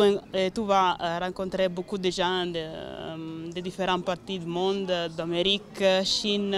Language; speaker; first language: French; non-native, fluent; Italian